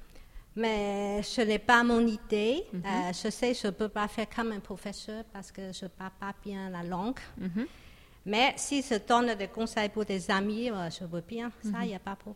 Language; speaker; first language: French; non-native, learner; Chinese